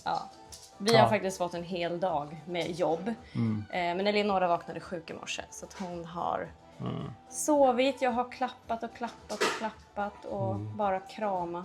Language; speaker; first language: Swedish; native; Swedish